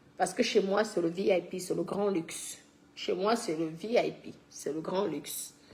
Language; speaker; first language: French; native; French